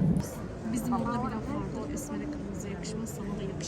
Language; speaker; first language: Turkish; native; Turkish